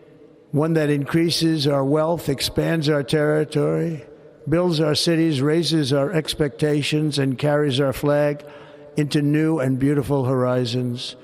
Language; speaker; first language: English; native; English